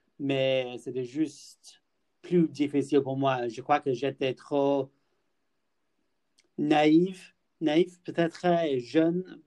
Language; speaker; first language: French; non-native, learner; English